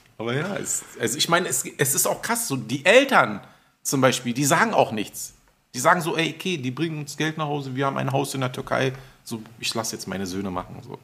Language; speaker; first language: German; native; German